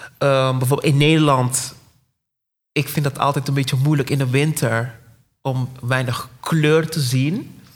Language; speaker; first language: Dutch; non-native, local second language; Papiamento